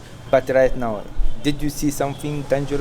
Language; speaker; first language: English; non-native, fluent; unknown